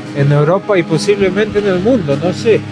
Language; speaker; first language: Spanish; non-native, fluent; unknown